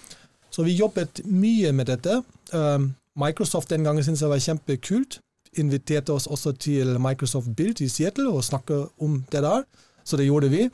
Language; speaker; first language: Norwegian; non-native, fluent; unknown